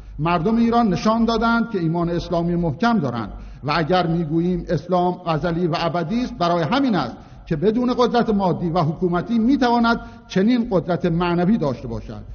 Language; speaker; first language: Persian; non-native, local second language; Azerbaijani